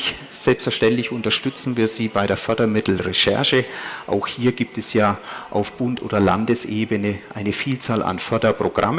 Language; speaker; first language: German; native; German